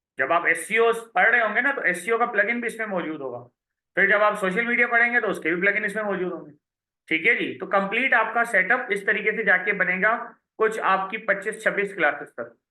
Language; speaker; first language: Urdu; native; Urdu